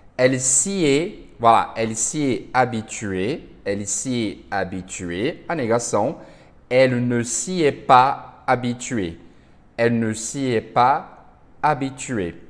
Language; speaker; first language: French; non-native, fluent; Portuguese